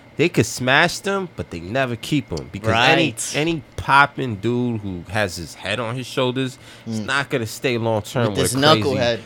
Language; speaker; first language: English; native; English